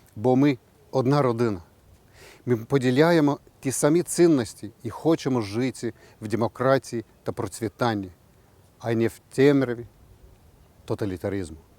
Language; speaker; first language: Ukrainian; non-native, fluent; Estonian